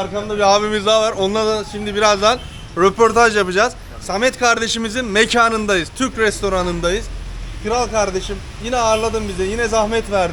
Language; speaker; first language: Turkish; native; Turkish